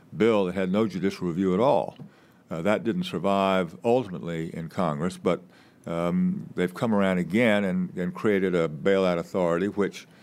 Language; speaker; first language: English; native; English